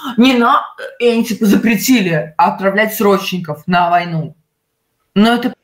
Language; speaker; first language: Russian; native; Russian